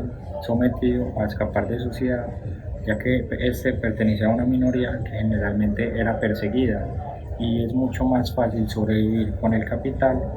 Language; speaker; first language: Spanish; native; Spanish